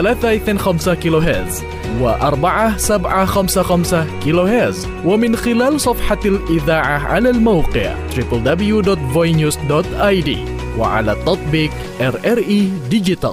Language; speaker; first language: Arabic; non-native, fluent; Indonesian